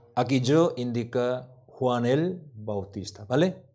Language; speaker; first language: Spanish; non-native, learner; Korean